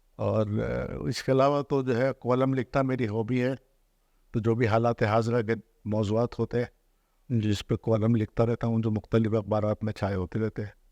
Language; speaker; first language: Urdu; native; Urdu